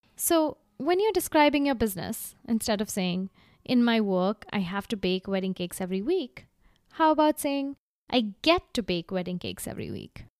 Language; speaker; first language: English; non-native, local second language; Gujarati